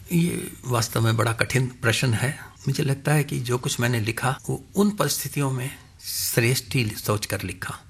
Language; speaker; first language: Hindi; non-native, local second language; Punjabi